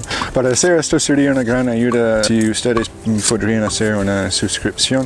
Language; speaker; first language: Spanish; non-native, fluent; English